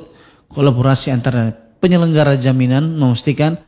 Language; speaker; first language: Indonesian; non-native, local second language; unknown